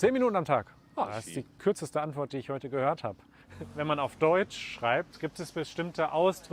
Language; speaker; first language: German; native; German